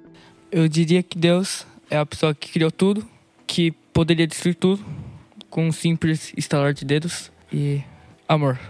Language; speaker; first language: Portuguese; early bilingual, heritage; Portuguese